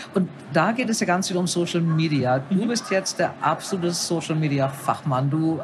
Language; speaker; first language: German; native; German